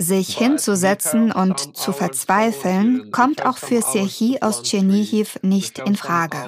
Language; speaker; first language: German; native; German